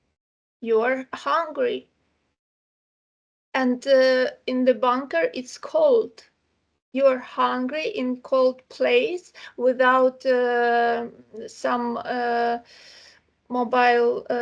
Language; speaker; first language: English; non-native, fluent; Ukrainian